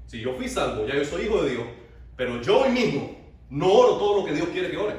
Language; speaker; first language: Spanish; native; Spanish